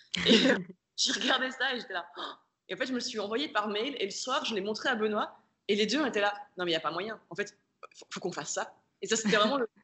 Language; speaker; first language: French; native; French